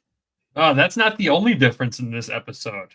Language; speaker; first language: English; native; English